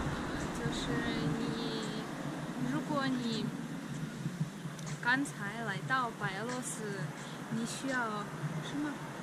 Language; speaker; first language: Chinese; non-native, fluent; Russian